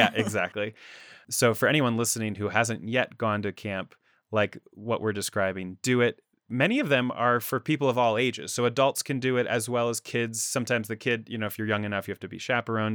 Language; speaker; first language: English; native; English